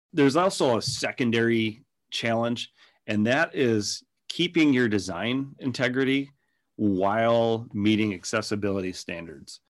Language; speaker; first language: English; native; English